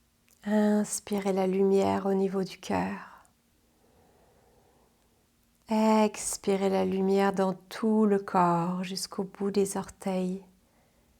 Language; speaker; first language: French; native; French